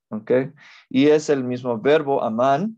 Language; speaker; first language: Spanish; non-native, fluent; English